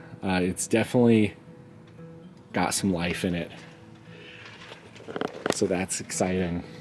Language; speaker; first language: English; native; English